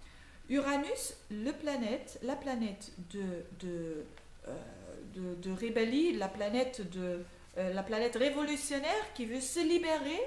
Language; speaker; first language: French; non-native, local second language; Dutch